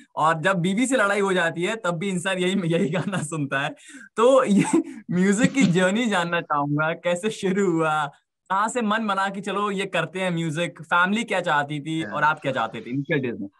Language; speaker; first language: Hindi; native; Hindi